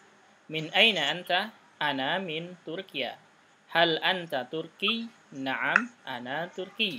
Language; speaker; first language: Arabic; non-native, fluent; Indonesian